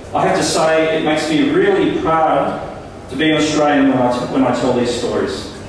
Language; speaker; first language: English; non-native, local second language; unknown